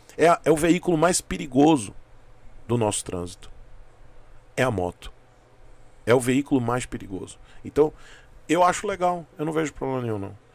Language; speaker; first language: Portuguese; native; Portuguese